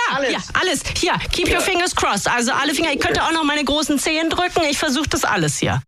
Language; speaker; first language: German; native; German